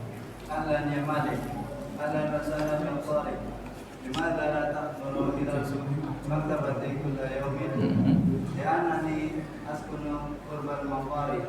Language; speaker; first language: Arabic; non-native, learner; Indonesian